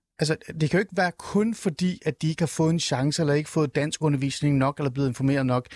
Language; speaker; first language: Danish; early bilingual, other home language; Somali